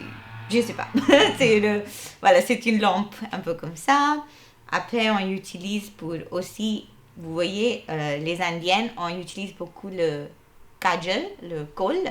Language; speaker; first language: French; non-native, fluent; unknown